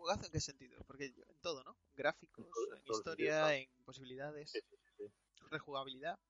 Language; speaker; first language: Spanish; native; Spanish